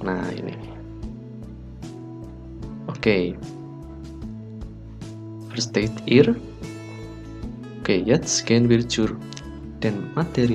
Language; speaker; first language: German; non-native, learner; Indonesian